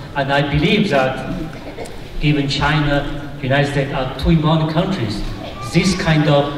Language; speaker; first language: English; non-native, fluent; Chinese